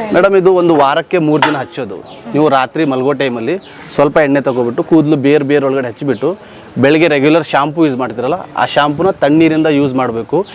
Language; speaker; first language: Kannada; non-native, local second language; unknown